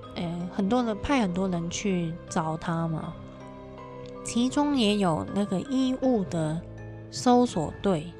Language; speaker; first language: Chinese; non-native, fluent; Cantonese